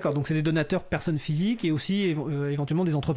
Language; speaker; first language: French; native; French